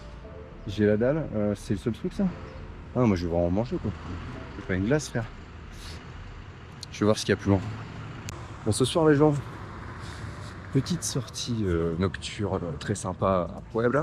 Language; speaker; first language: French; native; French